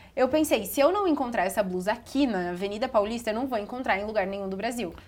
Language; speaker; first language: Portuguese; native; Portuguese